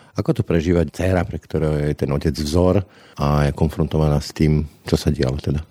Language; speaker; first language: Slovak; native; Slovak